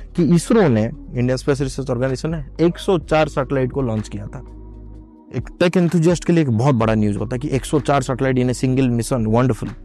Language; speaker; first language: Hindi; non-native, local second language; Odia